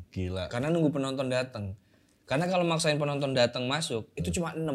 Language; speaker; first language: Indonesian; native; Indonesian